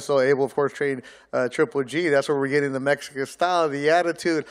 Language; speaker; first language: English; native; English